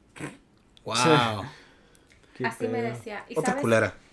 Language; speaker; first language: Spanish; native; Spanish